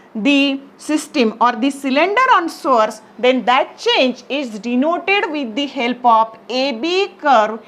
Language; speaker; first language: English; non-native, local second language; Marathi